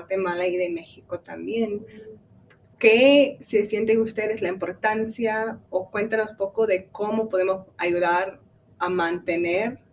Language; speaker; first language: Spanish; non-native, fluent; English